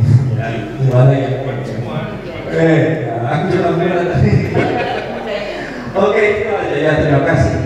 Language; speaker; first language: Indonesian; non-native, fluent; Spanish